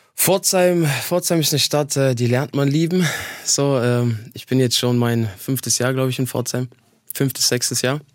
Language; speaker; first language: German; native; German